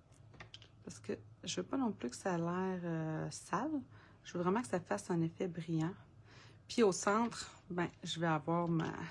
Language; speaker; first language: French; native; French